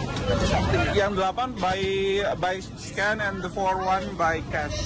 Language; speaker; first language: English; non-native, learner; Malay